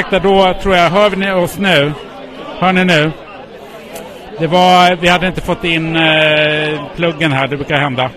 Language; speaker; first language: Swedish; native; Swedish